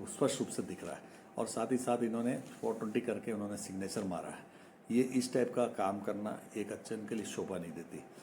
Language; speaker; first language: Hindi; non-native, local second language; Malayalam